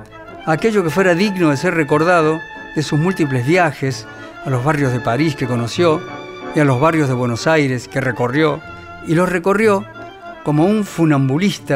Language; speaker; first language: Spanish; native; Spanish